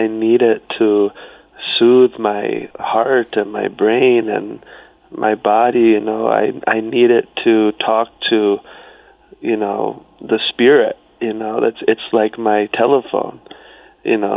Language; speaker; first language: English; native; English